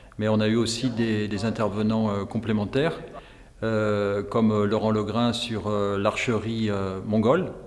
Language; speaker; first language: French; native; French